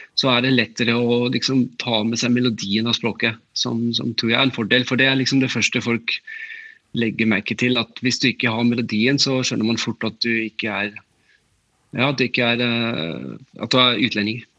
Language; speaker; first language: Norwegian; non-native, fluent; German